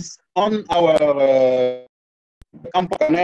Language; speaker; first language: English; non-native, learner; French